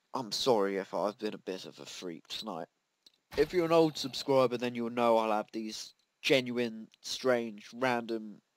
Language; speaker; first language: English; native; English